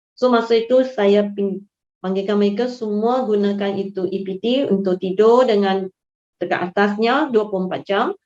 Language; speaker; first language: Malay; non-native, local second language; Chinese